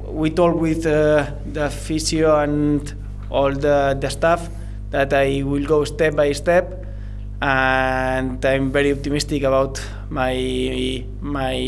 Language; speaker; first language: English; non-native, learner; Spanish